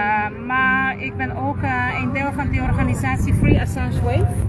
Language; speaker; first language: Dutch; non-native, fluent; Polish